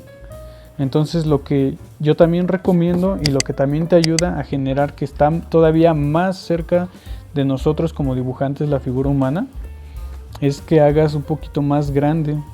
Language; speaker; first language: Spanish; native; Spanish